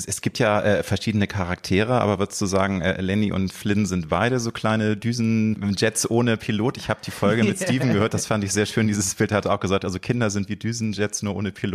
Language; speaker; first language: German; native; German